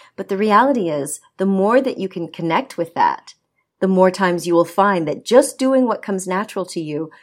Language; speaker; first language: English; native; English